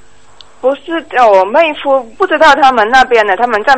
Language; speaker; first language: Chinese; native; Chinese